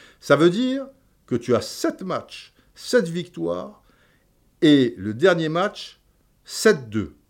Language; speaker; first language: French; native; French